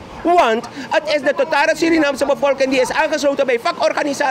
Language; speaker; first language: Dutch; native; Dutch